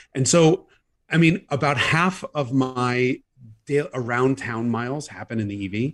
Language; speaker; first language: English; native; English